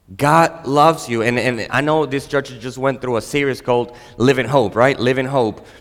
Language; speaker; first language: English; non-native, fluent; Spanish